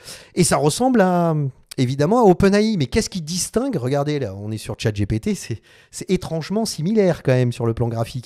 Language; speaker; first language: French; native; French